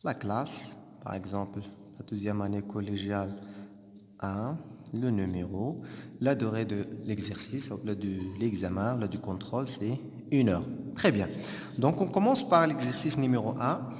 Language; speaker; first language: French; non-native, local second language; Arabic